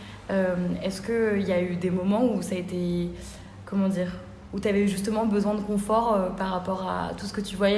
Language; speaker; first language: French; native; French